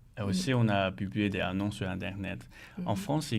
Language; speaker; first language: French; non-native, learner; Chinese